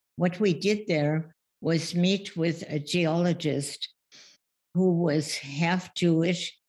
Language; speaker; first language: English; early bilingual, other home language; German